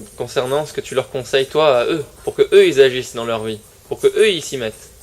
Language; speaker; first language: French; native; French